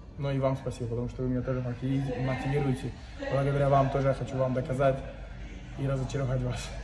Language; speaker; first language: Russian; non-native, local second language; Uzbek